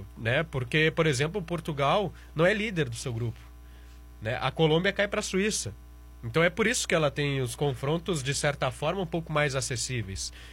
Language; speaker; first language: Portuguese; native; Portuguese